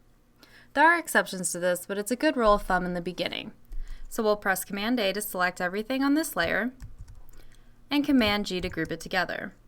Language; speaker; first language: English; native; English